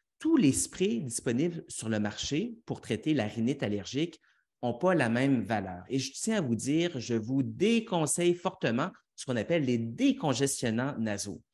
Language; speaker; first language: French; native; French